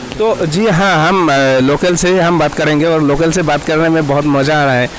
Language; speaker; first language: Hindi; non-native, local second language; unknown